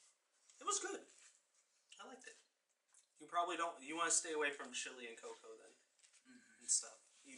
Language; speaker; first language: English; native; English